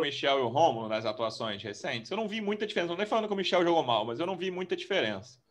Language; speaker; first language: Portuguese; native; Portuguese